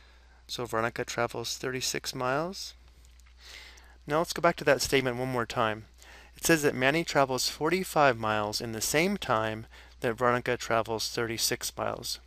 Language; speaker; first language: English; native; English